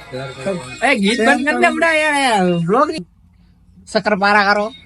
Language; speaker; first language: Hindi; non-native, local second language; Gujarati